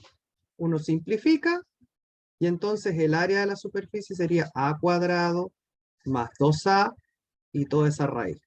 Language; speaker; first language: Spanish; native; Spanish